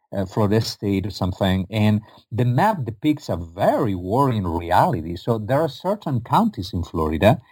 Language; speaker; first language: English; non-native, fluent; Spanish